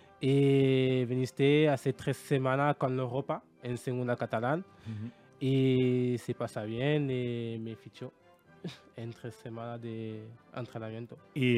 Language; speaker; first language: Spanish; non-native, learner; French